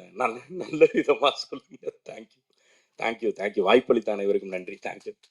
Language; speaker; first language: Tamil; native; Tamil